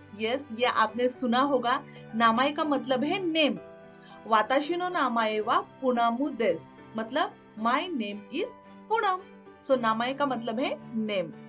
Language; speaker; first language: Hindi; non-native, local second language; Marathi